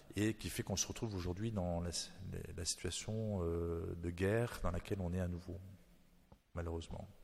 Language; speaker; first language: French; native; French